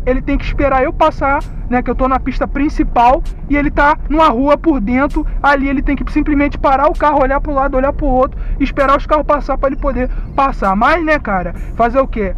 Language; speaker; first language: Portuguese; native; Portuguese